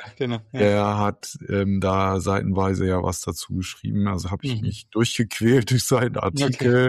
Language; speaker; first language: German; native; German